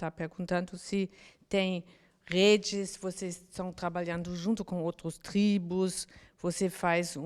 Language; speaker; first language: Portuguese; non-native, learner; German